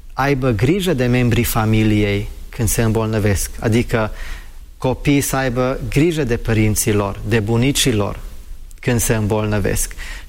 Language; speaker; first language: Romanian; non-native, fluent; English